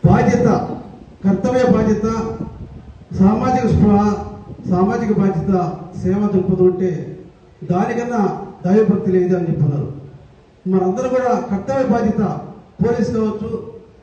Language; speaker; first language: Telugu; native; Telugu